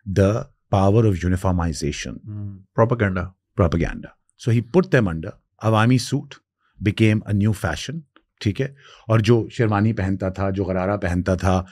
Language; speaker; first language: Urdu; non-native, local second language; Sindhi